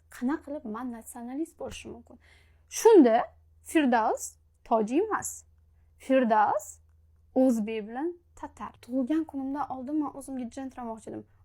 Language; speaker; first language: Uzbek; non-native, local second language; Tajik